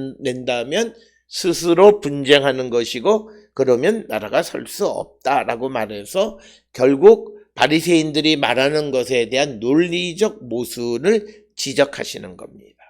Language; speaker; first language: Korean; native; Korean